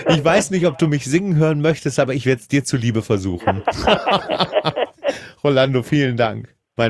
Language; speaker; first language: German; native; German